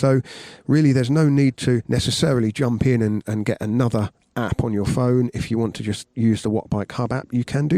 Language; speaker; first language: English; native; English